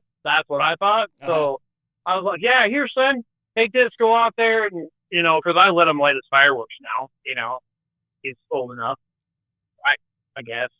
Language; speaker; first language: English; native; English